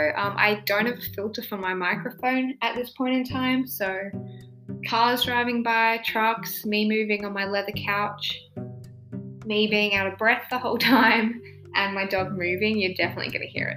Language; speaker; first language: English; native; English